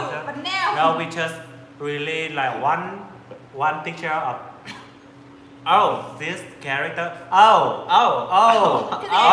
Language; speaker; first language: English; non-native, learner; Vietnamese